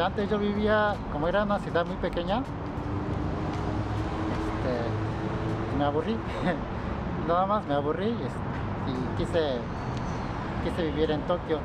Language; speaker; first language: Spanish; native; Spanish